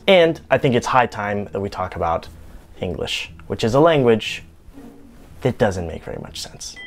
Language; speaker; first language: English; native; English